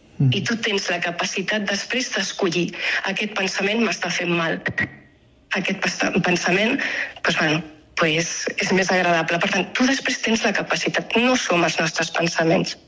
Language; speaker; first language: Catalan; native; Catalan